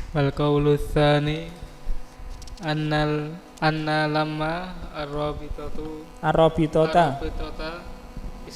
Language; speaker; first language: Arabic; non-native, learner; Indonesian